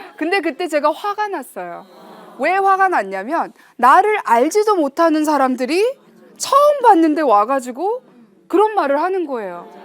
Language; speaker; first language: Korean; early bilingual, heritage; Korean